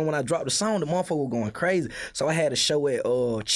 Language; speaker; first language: English; native; English